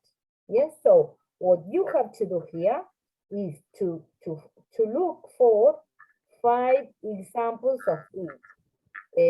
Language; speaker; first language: English; non-native, fluent; Spanish